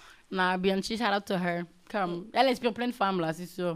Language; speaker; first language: French; native; French